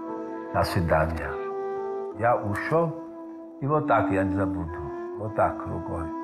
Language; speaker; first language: Russian; non-native, fluent; Georgian